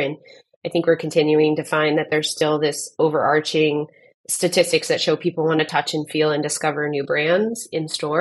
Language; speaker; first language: English; native; English